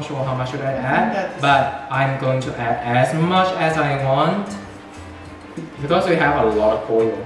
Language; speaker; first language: English; non-native, fluent; Thai